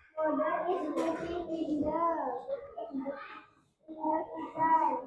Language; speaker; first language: English; non-native, learner; Indonesian